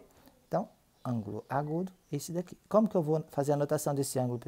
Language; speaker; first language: Portuguese; native; Portuguese